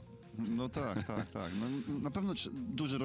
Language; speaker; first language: Polish; native; Polish